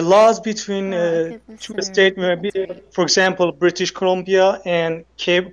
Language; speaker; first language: English; non-native, learner; Kurdish